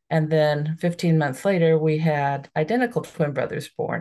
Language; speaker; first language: English; native; English